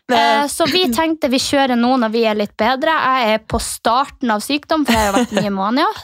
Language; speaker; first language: Norwegian; native; Norwegian